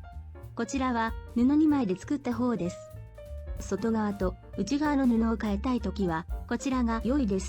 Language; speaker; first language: Japanese; native; Japanese